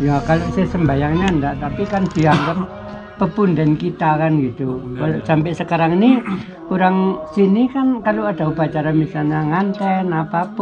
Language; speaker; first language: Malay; non-native, local second language; Javanese